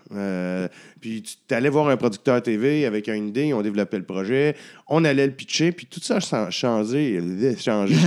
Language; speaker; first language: French; native; French